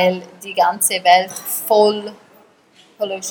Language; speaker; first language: German; early bilingual, heritage; German